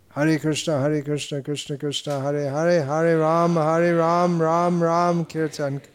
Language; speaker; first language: Hindi; non-native, fluent; English